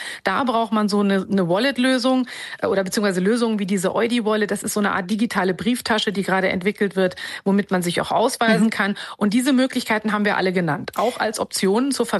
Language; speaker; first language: German; native; German